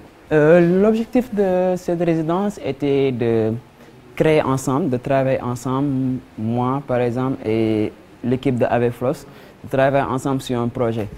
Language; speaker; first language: French; non-native, local second language; Wolof